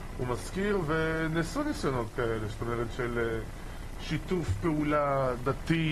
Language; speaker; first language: Hebrew; native; Hebrew